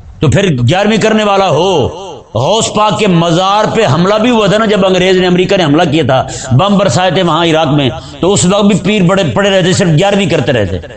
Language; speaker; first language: Urdu; native; Urdu